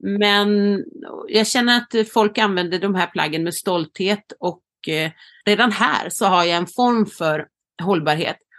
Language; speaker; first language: Swedish; native; Swedish